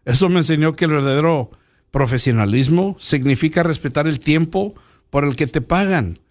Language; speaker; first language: Spanish; early bilingual, heritage; Spanish